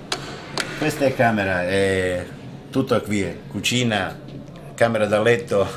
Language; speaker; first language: Italian; non-native, fluent; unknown